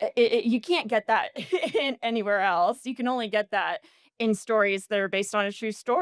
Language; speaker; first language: English; native; English